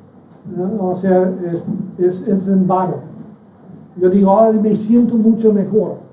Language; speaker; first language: Spanish; non-native, fluent; English